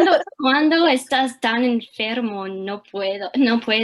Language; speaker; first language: Spanish; early bilingual, heritage; English